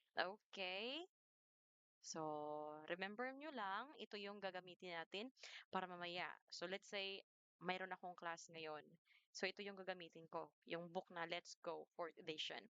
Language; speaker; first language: Filipino; non-native, local second language; Cebuano